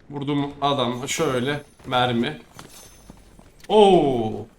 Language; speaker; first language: Turkish; native; Turkish